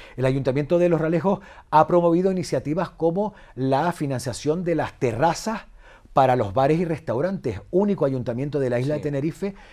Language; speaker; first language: Spanish; native; Spanish